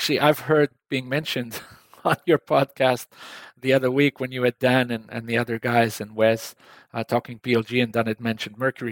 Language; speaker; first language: English; non-native, fluent; Hebrew